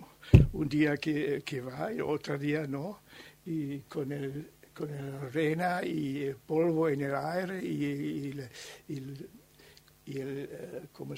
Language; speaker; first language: Spanish; non-native, learner; German